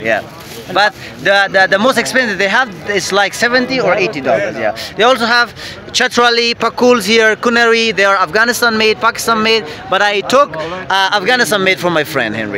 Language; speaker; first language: English; non-native, fluent; Persian